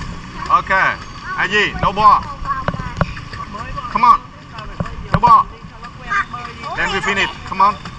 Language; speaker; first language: English; non-native, learner; Vietnamese